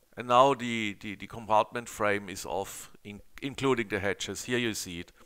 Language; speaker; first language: English; non-native, learner; German